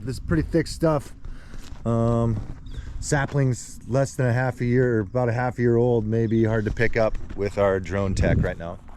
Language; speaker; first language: English; native; English